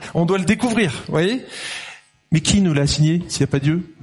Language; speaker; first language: French; native; French